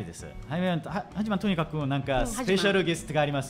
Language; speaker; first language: Japanese; non-native, learner; Korean